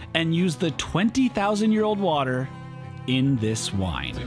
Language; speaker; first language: English; native; English